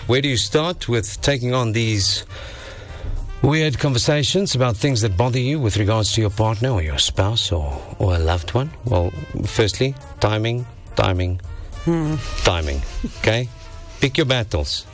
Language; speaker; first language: English; non-native, local second language; Afrikaans